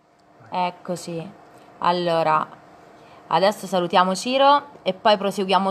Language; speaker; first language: Italian; native; Italian